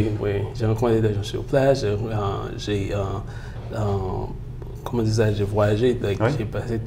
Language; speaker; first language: French; early bilingual, heritage; French